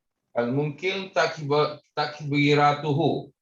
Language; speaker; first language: Arabic; non-native, learner; Malay